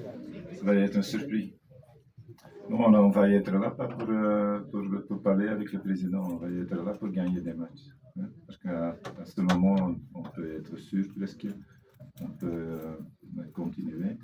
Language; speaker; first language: French; non-native, fluent; Dutch